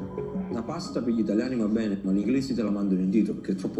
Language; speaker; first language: Italian; native; Italian